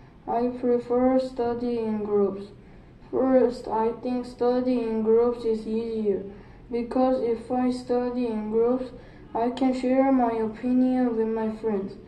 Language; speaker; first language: English; non-native, learner; Korean